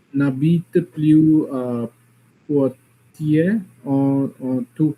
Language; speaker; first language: French; non-native, learner; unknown